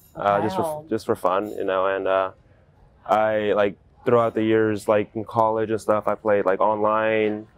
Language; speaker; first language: English; native; English